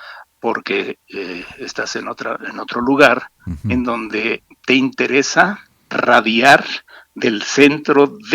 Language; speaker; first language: Spanish; native; Spanish